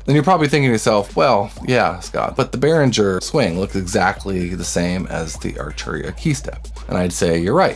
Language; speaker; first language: English; native; English